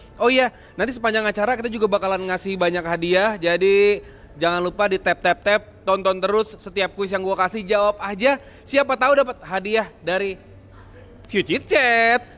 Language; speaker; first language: Indonesian; native; Indonesian